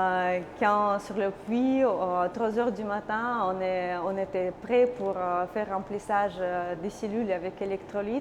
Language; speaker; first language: French; non-native, learner; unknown